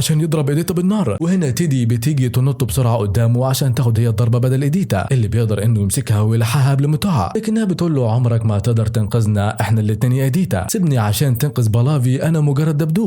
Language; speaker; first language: Arabic; native; Arabic